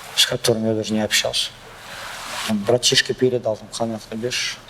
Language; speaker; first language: Russian; non-native, local second language; Kazakh